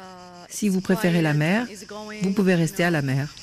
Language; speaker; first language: French; non-native, fluent; Arabic